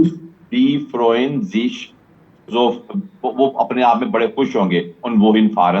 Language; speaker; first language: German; non-native, fluent; Urdu